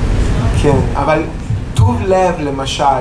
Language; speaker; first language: Hebrew; non-native, learner; English